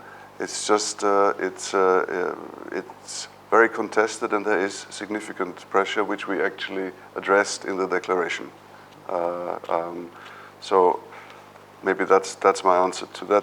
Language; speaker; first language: English; non-native, fluent; German